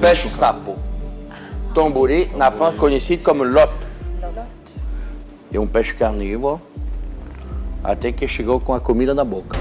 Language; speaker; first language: Portuguese; non-native, fluent; French